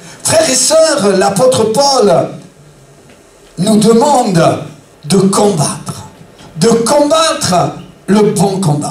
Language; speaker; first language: French; native; French